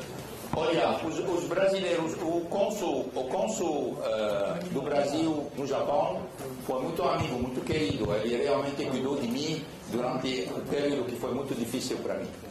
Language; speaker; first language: Portuguese; non-native, fluent; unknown